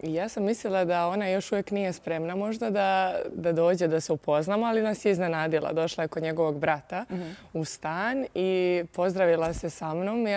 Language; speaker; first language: Serbian; native; Serbian